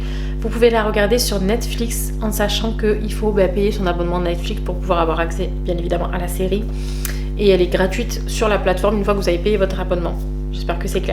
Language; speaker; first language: French; native; French